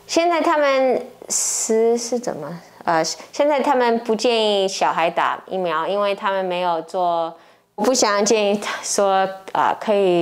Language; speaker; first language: Chinese; early bilingual, heritage; English